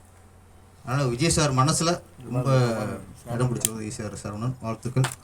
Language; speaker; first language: Tamil; native; Tamil